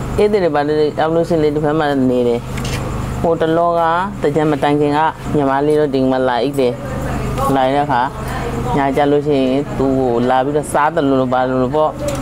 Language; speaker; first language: Burmese; native; Burmese